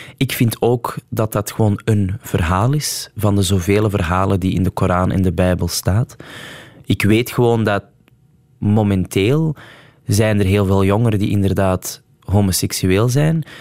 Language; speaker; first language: Dutch; non-native, local second language; Arabic